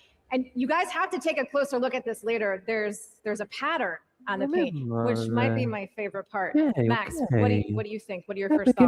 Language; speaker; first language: English; native; English